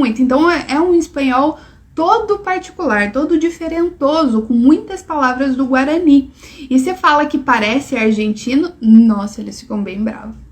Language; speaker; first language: Portuguese; native; Portuguese